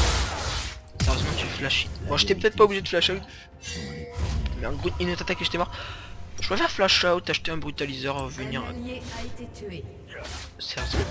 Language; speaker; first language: French; native; French